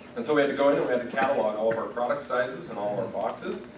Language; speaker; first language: English; native; English